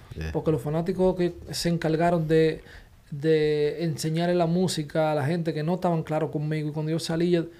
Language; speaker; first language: Spanish; early bilingual, heritage; Spanish